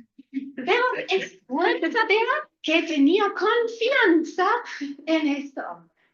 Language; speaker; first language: Spanish; non-native, fluent; German